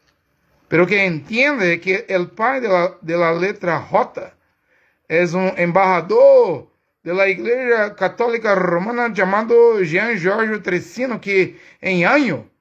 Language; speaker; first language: Spanish; non-native, learner; Portuguese